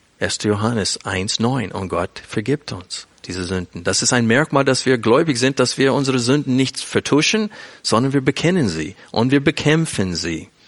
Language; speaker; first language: German; non-native, fluent; English